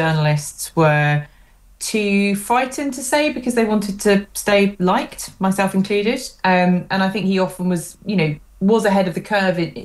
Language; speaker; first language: English; native; English